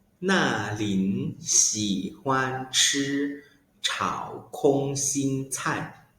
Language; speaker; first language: Chinese; non-native, fluent; Thai